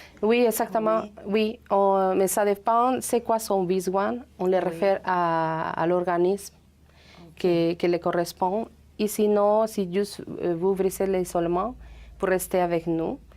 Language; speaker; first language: French; non-native, fluent; Spanish